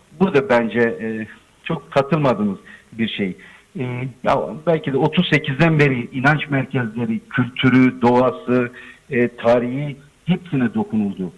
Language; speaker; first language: Turkish; non-native, local second language; Zaza